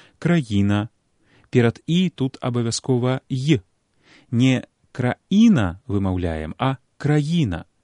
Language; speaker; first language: Belarusian; native; Belarusian